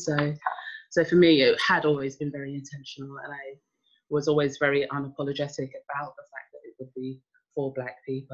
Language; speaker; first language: English; native; English